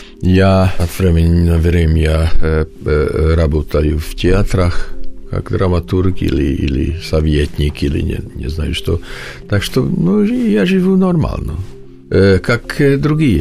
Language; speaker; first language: Russian; non-native, learner; Hungarian